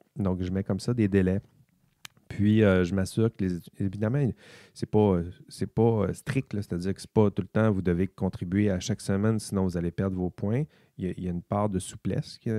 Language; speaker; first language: French; native; French